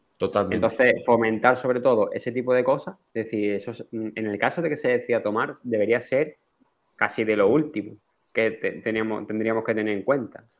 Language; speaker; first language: Spanish; native; Spanish